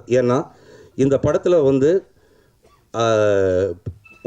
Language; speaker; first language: Tamil; native; Tamil